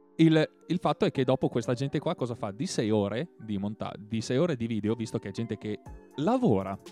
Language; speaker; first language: Italian; native; Italian